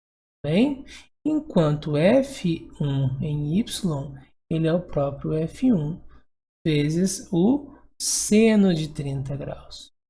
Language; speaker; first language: Portuguese; native; Portuguese